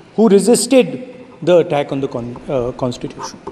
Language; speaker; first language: English; non-native, local second language; Hindi